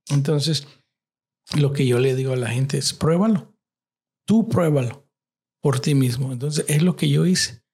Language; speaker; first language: Spanish; native; Spanish